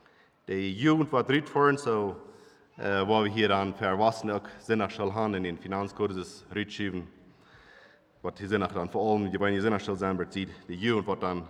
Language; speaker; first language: German; non-native, local second language; Plautdietsch